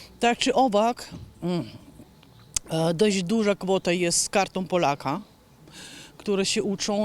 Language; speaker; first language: Polish; non-native, fluent; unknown